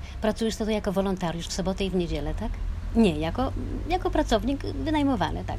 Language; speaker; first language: Polish; native; Polish